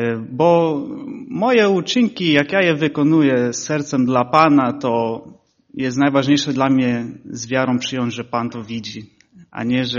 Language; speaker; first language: Polish; early bilingual, heritage; Polish